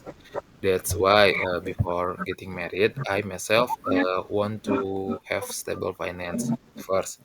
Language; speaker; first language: English; non-native, learner; Indonesian